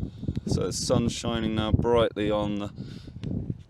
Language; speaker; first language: English; native; English